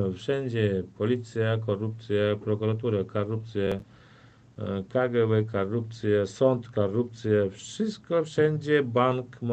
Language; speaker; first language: Polish; non-native, fluent; Turkmen